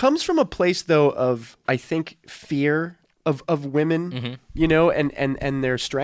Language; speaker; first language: English; native; English